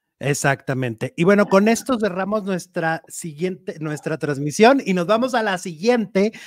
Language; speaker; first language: Spanish; native; Spanish